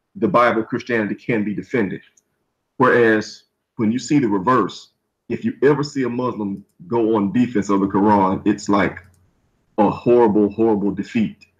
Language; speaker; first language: English; native; English